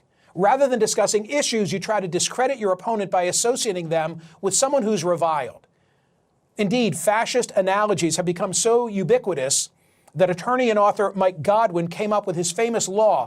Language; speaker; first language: English; native; English